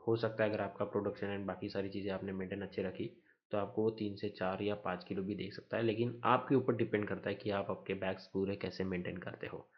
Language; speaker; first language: Hindi; non-native, local second language; Marathi